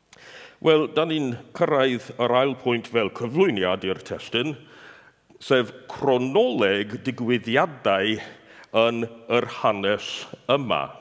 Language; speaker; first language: Welsh; non-native, fluent; English